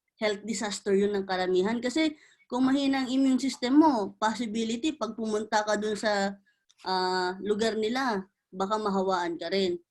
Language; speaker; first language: Filipino; native; Filipino